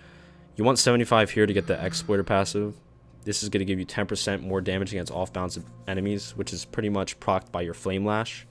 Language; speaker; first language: English; native; English